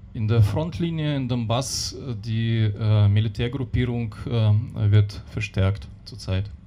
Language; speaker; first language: German; non-native, learner; Russian